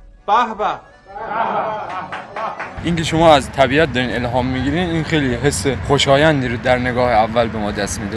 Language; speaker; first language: Persian; native; Persian